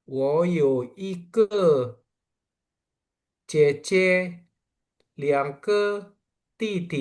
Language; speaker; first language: Chinese; non-native, learner; Indonesian